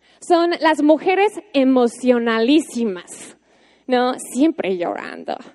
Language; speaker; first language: Spanish; non-native, fluent; English